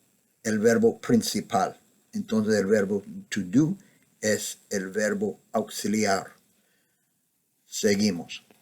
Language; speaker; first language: Spanish; non-native, fluent; English